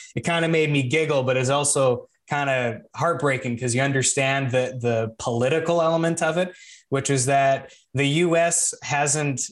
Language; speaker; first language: English; native; English